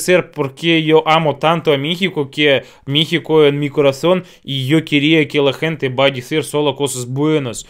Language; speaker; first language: Spanish; non-native, fluent; Russian